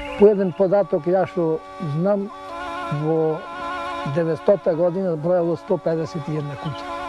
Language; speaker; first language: Macedonian; native; Macedonian